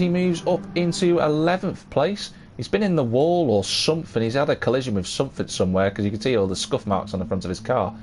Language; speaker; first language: English; native; English